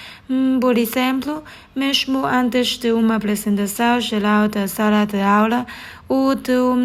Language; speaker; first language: Portuguese; non-native, learner; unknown